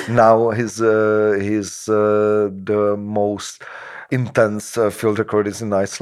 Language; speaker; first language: English; non-native, fluent; Czech